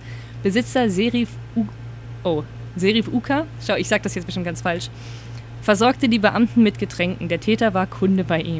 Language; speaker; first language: German; native; German